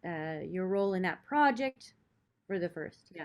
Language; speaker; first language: English; native; English